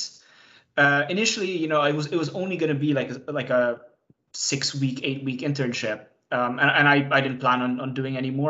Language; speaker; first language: English; non-native, local second language; Cebuano